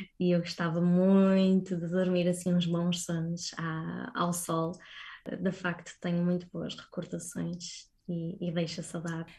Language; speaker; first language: Portuguese; native; Portuguese